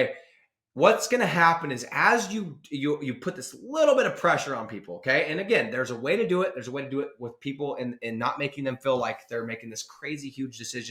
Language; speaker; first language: English; native; English